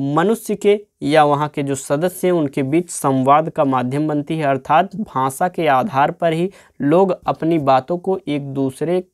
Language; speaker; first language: Hindi; native; Hindi